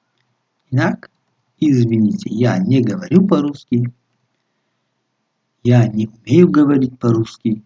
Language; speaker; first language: Russian; non-native, local second language; Tajik